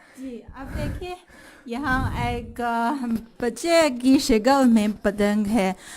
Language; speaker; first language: Urdu; non-native, fluent; Chinese